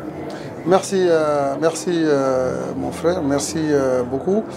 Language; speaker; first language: French; non-native, local second language; Tamasheq